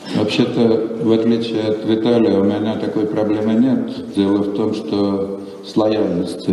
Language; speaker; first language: Russian; non-native, local second language; Armenian